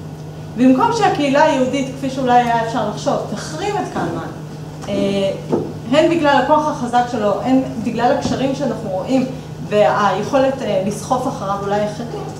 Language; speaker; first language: Hebrew; native; Hebrew